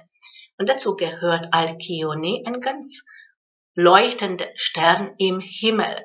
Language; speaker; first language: German; non-native, fluent; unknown